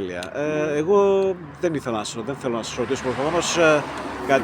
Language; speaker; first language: Greek; native; Greek